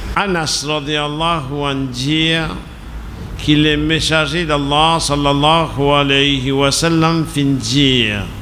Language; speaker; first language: French; non-native, local second language; Morisyen